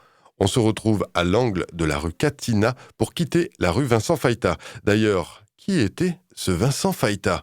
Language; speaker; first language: French; native; French